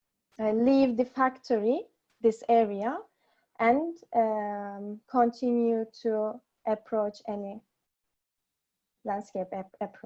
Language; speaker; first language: English; non-native, learner; Japanese